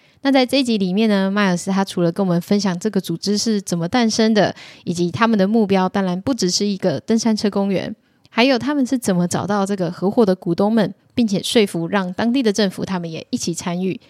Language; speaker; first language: Chinese; native; Chinese